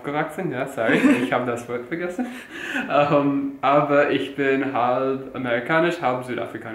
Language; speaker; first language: German; non-native, fluent; English